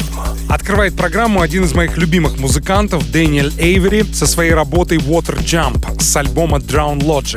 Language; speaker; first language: Russian; native; Russian